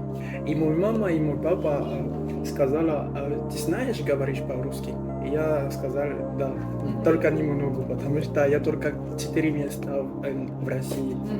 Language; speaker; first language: Russian; non-native, learner; French